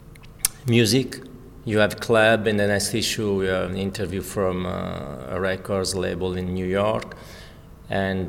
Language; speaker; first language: English; non-native, fluent; Italian